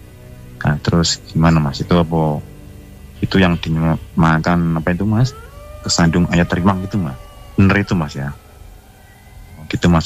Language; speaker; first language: Indonesian; non-native, local second language; Javanese